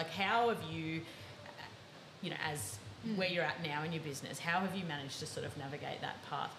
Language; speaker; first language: English; native; English